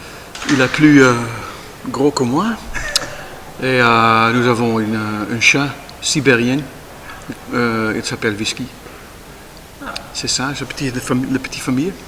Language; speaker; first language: French; non-native, learner; Dutch